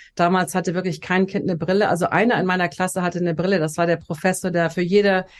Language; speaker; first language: German; native; German